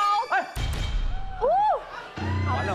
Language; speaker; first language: Chinese; native; Chinese